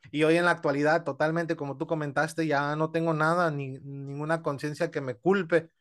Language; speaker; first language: Spanish; early bilingual, heritage; Spanish